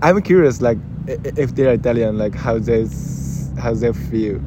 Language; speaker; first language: English; non-native, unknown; Japanese